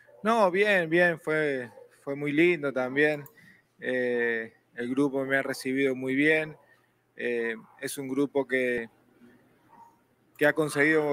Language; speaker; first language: Portuguese; non-native, learner; Spanish